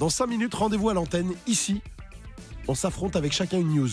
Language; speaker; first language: French; native; French